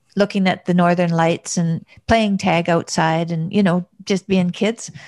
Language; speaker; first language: English; native; English